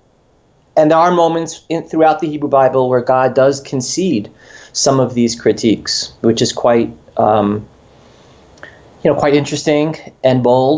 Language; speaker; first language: English; native; English